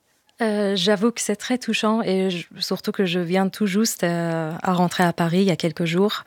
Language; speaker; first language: French; non-native, fluent; Persian